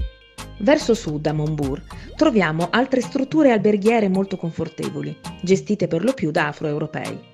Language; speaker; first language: Italian; native; Italian